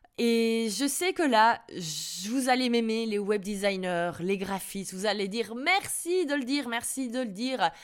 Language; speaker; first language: French; native; French